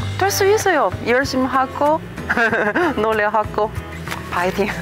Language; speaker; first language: Korean; non-native, learner; Chinese